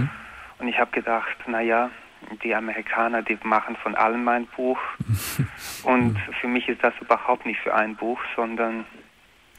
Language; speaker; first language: German; non-native, learner; Croatian